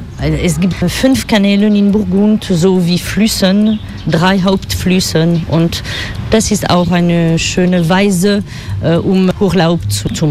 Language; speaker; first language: German; non-native, fluent; French